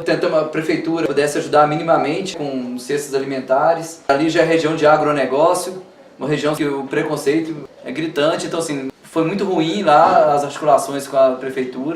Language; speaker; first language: Portuguese; native; Portuguese